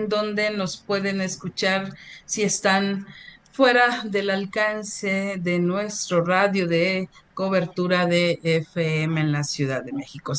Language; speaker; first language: Spanish; native; Spanish